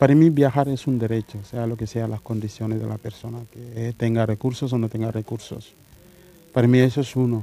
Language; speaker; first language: Spanish; non-native, fluent; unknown